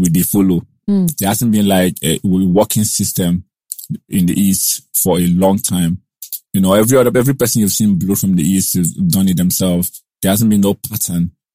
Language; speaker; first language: English; non-native, local second language; Igbo